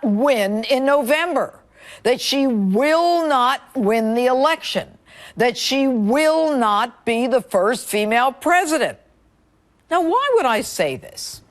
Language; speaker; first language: English; native; English